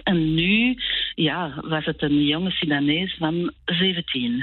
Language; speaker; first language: Dutch; non-native, local second language; French